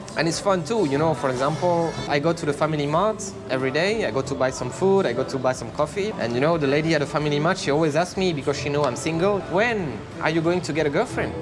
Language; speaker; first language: English; non-native, fluent; French